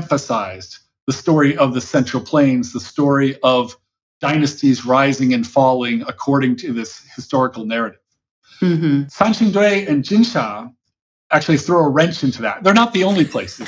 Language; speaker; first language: English; native; English